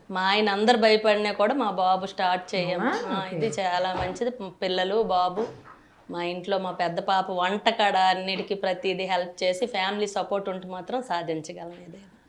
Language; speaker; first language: Telugu; native; Telugu